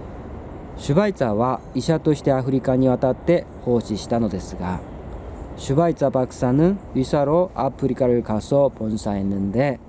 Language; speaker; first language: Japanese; non-native, fluent; Korean